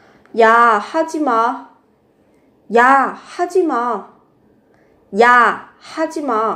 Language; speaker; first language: Korean; non-native, fluent; Vietnamese